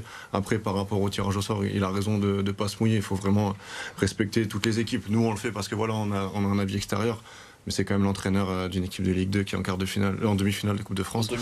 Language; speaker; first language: French; native; French